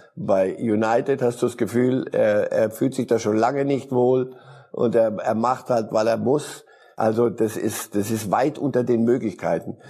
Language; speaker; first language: German; early bilingual, other home language; Polish